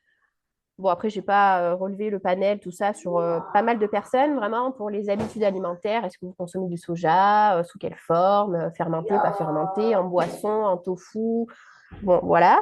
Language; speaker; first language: French; native; French